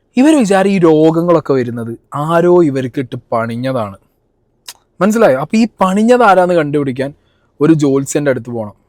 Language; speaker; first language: Malayalam; native; Malayalam